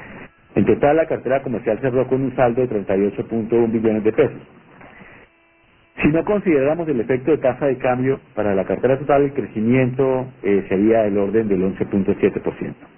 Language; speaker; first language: Spanish; native; Spanish